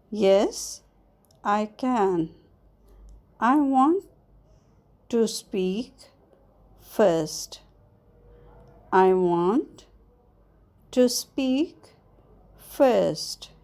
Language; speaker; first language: English; non-native, fluent; Arabic